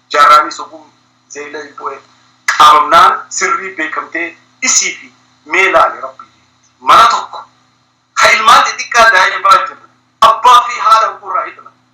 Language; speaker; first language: Oromo; early bilingual, heritage; Somali